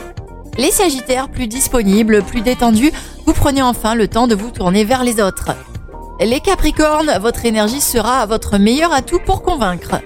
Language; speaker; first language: French; native; French